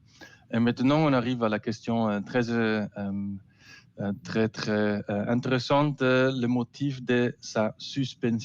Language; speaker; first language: French; non-native, learner; German